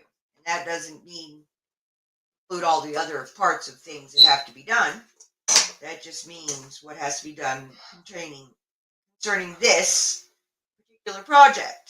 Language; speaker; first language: English; native; English